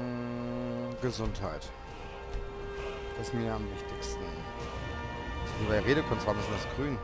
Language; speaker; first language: German; native; German